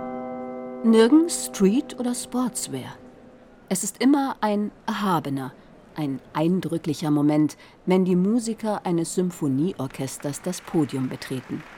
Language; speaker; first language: German; native; German